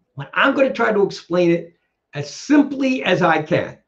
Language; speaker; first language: English; native; English